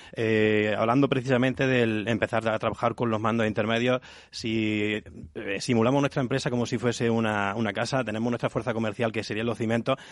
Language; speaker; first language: Spanish; native; Spanish